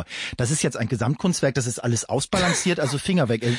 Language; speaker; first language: German; native; German